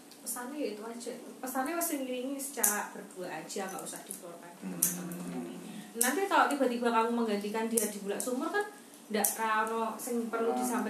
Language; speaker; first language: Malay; non-native, local second language; Javanese